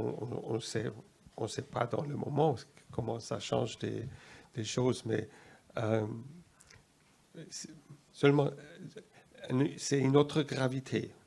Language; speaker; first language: French; non-native, fluent; German